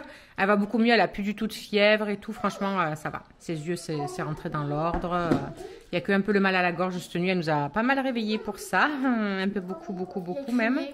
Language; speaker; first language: French; native; French